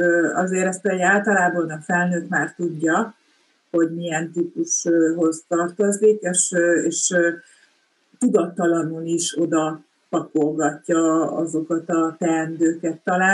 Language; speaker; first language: Hungarian; native; Hungarian